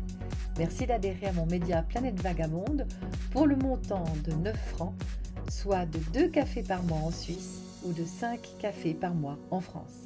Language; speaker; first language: French; native; French